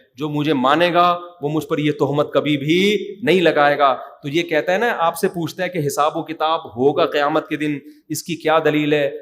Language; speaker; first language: Urdu; native; Urdu